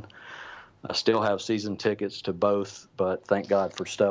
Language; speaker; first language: English; native; English